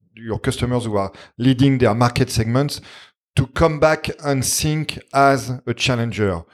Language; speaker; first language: English; non-native, fluent; French